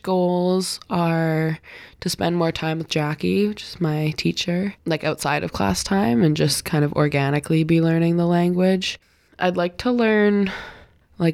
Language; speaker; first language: English; native; English